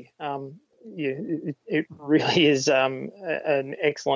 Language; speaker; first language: English; native; English